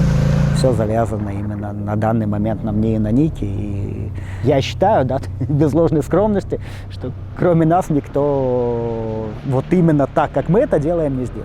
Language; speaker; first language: Russian; native; Russian